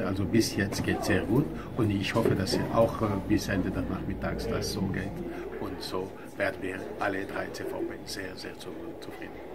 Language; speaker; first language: German; non-native, local second language; French